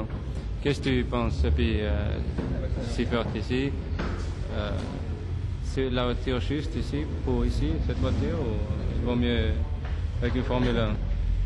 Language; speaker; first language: French; non-native, fluent; Swedish